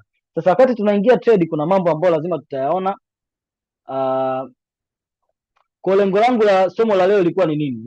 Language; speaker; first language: Swahili; native; Swahili